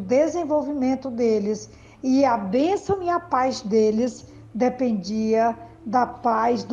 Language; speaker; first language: Portuguese; native; Portuguese